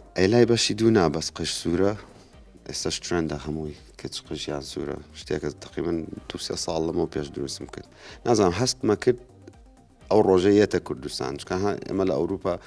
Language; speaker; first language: Central Kurdish; early bilingual, heritage; Central Kurdish